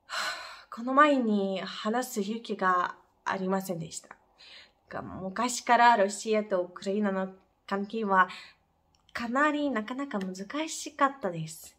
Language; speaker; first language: Japanese; non-native, fluent; Ukrainian